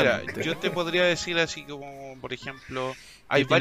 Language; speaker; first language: Spanish; native; Spanish